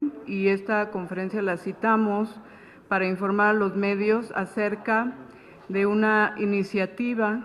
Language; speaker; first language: Spanish; native; Spanish